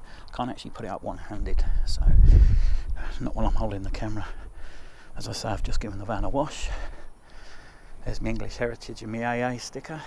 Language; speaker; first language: English; native; English